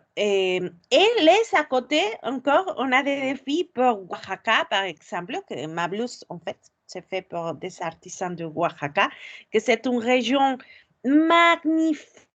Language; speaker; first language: French; non-native, fluent; Spanish